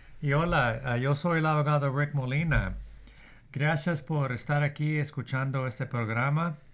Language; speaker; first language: Spanish; early bilingual, heritage; Spanish